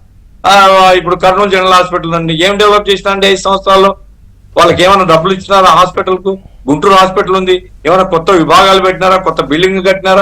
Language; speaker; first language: Telugu; native; Telugu